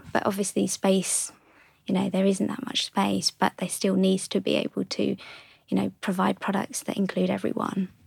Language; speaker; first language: English; native; English